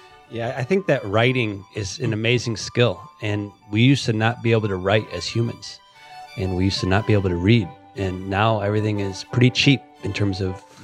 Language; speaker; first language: English; native; English